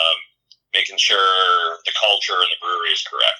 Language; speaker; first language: English; native; English